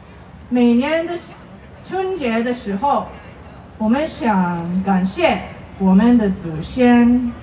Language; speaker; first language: Chinese; non-native, fluent; Korean